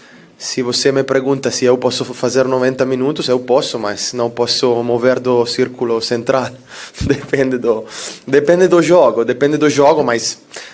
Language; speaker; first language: Portuguese; non-native, fluent; Italian